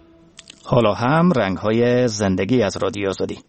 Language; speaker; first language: Persian; native; Persian